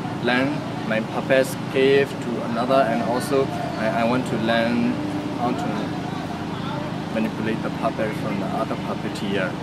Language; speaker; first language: English; non-native, learner; Burmese